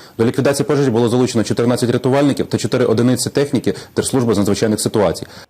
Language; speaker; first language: Ukrainian; native; Ukrainian